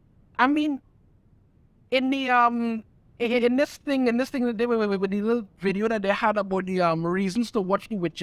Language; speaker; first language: English; native; English